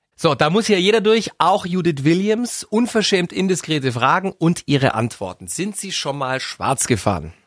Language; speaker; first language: German; native; German